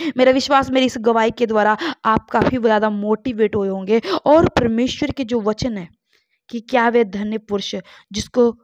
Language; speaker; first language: Hindi; non-native, local second language; Punjabi